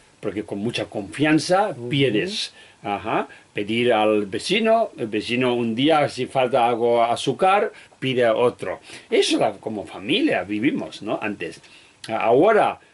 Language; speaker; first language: Spanish; non-native, learner; Tibetan